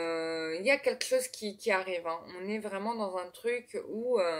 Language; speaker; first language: French; native; French